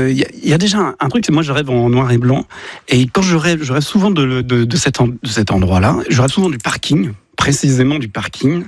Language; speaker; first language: French; native; French